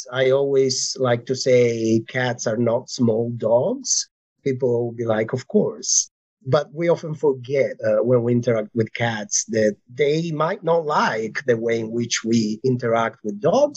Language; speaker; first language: English; non-native, fluent; Italian